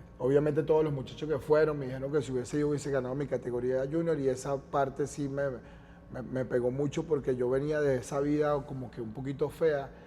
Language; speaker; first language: Spanish; native; Spanish